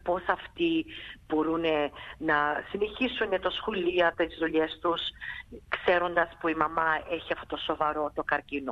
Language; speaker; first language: Greek; early bilingual, heritage; Greek